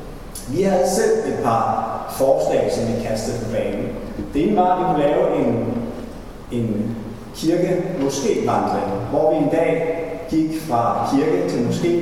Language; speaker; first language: Danish; native; Danish